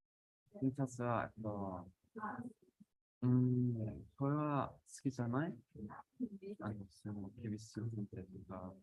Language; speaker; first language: Japanese; non-native, learner; German